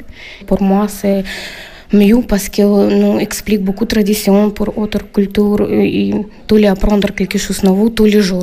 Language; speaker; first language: French; non-native, learner; Ukrainian